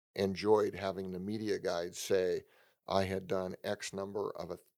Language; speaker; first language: English; native; English